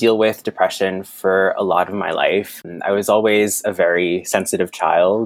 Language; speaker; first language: English; non-native, fluent; French